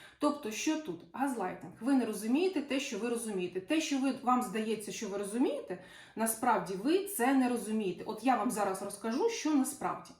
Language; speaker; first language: Ukrainian; non-native, local second language; Russian